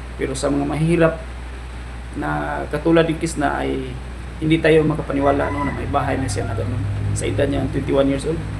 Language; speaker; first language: Filipino; non-native, local second language; Cebuano